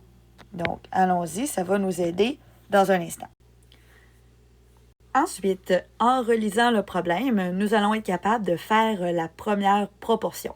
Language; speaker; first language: French; native; French